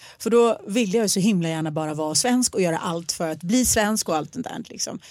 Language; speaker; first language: Swedish; early bilingual, other home language; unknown